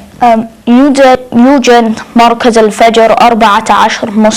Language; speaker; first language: Arabic; non-native, learner; English